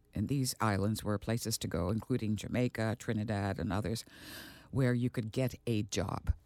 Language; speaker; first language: English; early bilingual, other home language; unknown